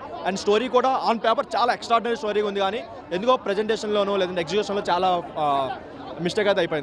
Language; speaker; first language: Telugu; native; Telugu